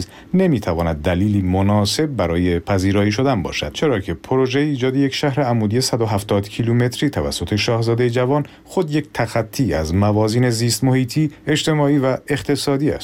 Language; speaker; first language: Persian; native; Persian